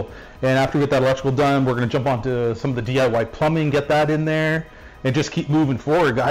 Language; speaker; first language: English; native; English